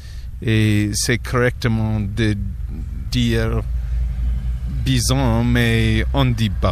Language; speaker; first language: French; non-native, learner; English